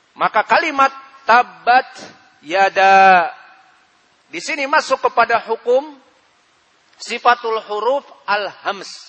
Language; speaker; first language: Indonesian; native; Indonesian